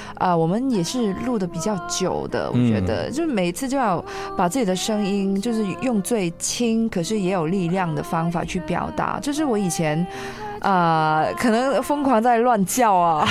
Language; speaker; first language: Chinese; non-native, local second language; Cantonese